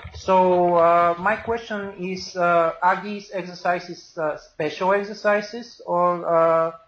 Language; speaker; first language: English; non-native, fluent; Bulgarian